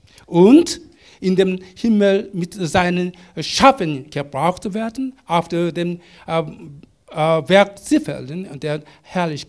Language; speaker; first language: German; non-native, learner; Korean